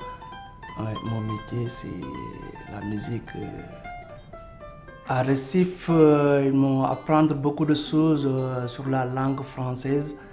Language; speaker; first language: French; non-native, learner; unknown